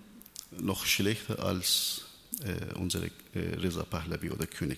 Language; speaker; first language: German; non-native, learner; Persian